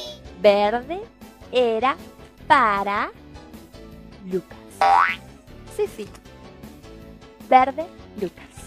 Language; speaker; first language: Spanish; native; Spanish